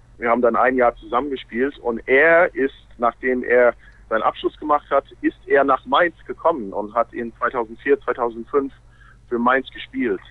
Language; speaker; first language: German; non-native, fluent; English